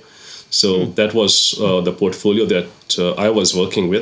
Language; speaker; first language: English; non-native, local second language; Konkani